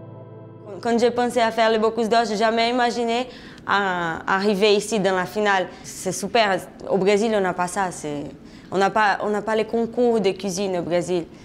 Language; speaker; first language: French; non-native, fluent; Portuguese